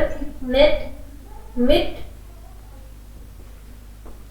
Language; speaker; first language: German; non-native, learner; Hindi